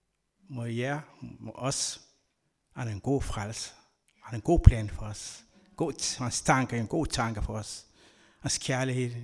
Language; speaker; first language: Danish; non-native, learner; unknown